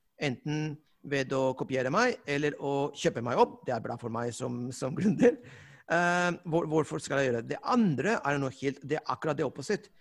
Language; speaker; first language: Norwegian; non-native, fluent; Spanish